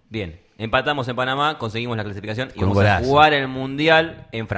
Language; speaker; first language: Spanish; native; Spanish